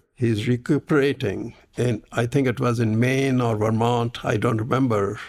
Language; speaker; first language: English; non-native, local second language; Punjabi